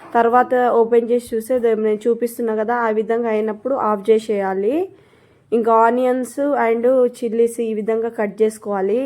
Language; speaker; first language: Telugu; non-native, local second language; Lambadi